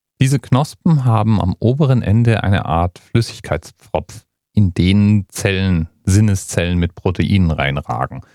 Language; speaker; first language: German; native; German